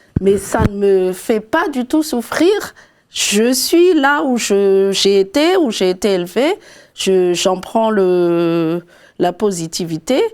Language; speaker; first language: French; non-native, local second language; Malagasy